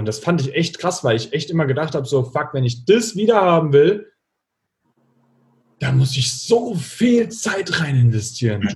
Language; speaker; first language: German; native; German